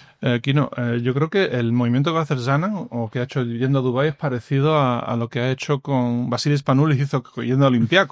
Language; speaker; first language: Spanish; native; Spanish